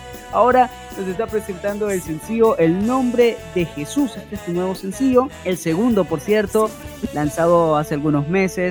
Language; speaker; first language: Spanish; native; Spanish